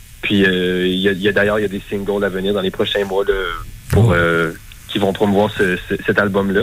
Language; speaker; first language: French; native; French